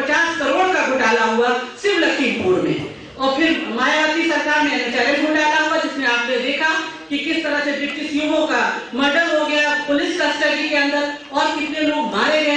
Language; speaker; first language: Hindi; native; Hindi